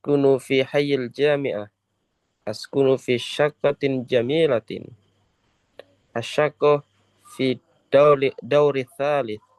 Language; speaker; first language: Arabic; non-native, learner; Indonesian